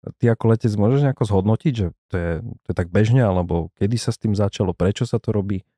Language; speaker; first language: Slovak; native; Slovak